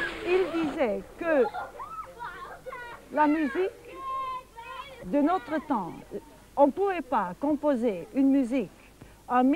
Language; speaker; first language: French; non-native, fluent; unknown